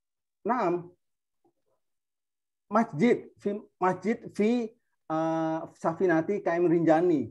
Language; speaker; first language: Arabic; non-native, learner; Indonesian